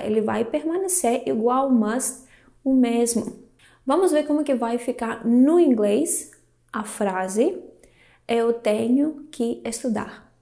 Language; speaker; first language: Portuguese; non-native, fluent; Greek